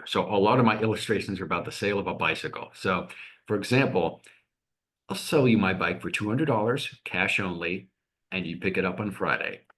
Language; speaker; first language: English; native; English